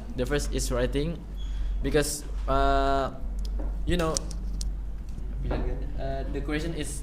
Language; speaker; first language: English; non-native, learner; Indonesian